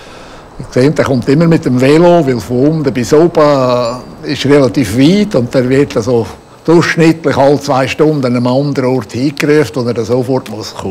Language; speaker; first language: German; native; German